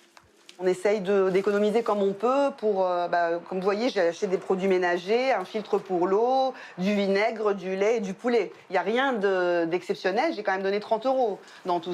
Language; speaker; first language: French; native; French